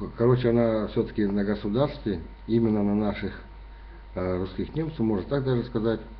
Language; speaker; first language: Russian; native; Russian